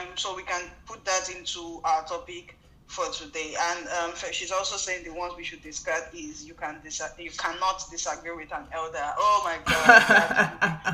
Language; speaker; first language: English; non-native, local second language; Yoruba